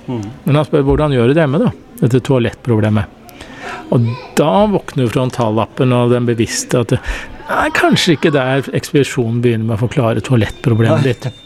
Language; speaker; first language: Norwegian; native; Norwegian